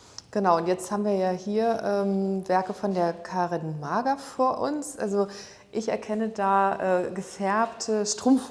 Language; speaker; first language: German; native; German